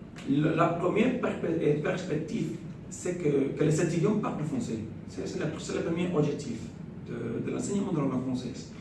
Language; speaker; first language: French; non-native, fluent; Spanish